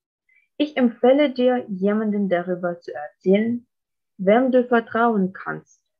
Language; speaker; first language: German; non-native, fluent; Russian